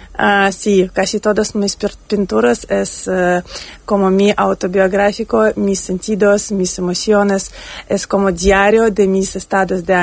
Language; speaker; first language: Spanish; non-native, fluent; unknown